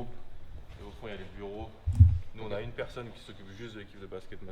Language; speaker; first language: French; native; French